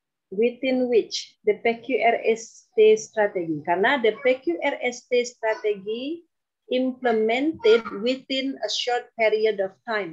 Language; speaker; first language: English; non-native, fluent; Indonesian